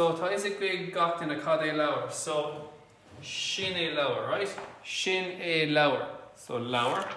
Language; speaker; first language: Irish; non-native, local second language; English